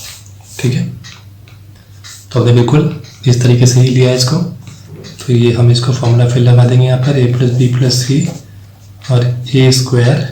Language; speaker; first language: Hindi; native; Hindi